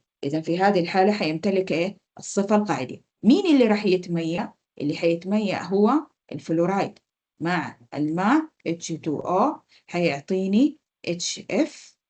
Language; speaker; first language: Arabic; native; Arabic